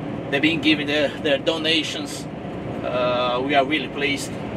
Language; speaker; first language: English; non-native, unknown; Portuguese